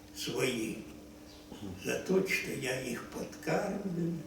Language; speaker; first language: Russian; non-native, local second language; Ukrainian